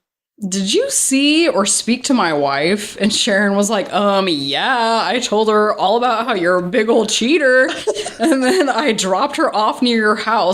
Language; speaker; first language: English; native; English